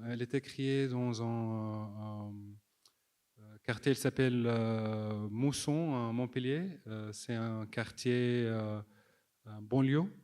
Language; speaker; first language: French; non-native, fluent; Arabic